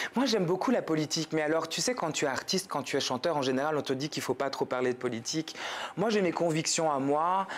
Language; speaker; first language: French; native; French